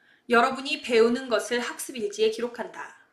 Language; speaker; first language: Korean; native; Korean